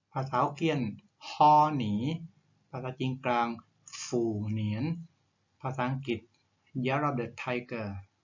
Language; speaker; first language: Thai; native; Thai